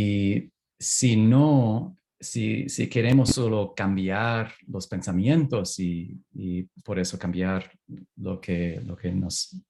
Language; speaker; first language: Spanish; non-native, fluent; English